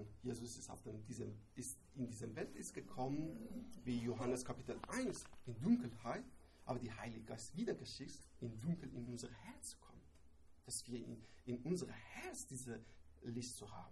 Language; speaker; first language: German; non-native, learner; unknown